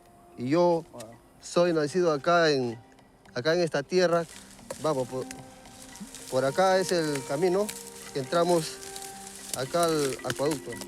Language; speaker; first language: Spanish; native; Spanish